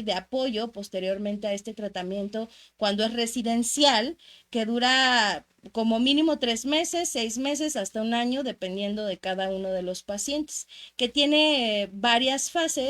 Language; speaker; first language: Spanish; native; Spanish